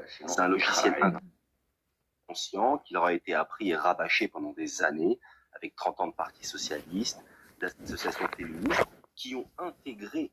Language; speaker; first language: French; native; French